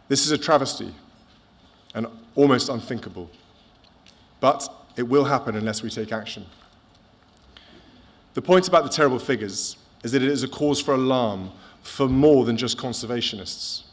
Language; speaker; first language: English; native; English